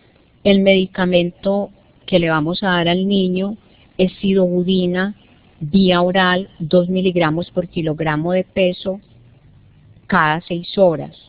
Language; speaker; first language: Spanish; native; Spanish